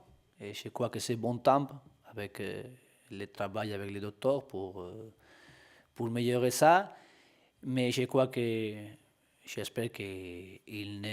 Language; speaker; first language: French; non-native, learner; Spanish